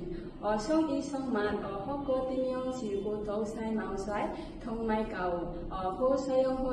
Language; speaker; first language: Cantonese; non-native, learner; Bangla